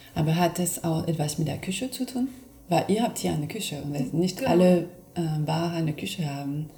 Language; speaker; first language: German; non-native, fluent; French